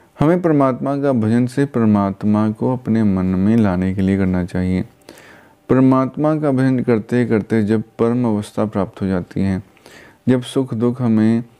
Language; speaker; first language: Hindi; non-native, local second language; Punjabi